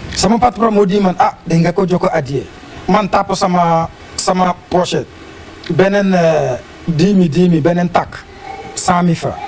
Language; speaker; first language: Wolof; non-native, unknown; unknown